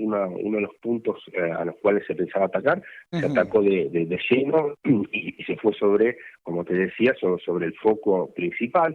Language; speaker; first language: Spanish; native; Spanish